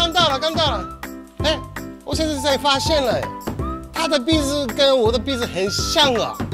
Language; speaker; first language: Chinese; non-native, fluent; Japanese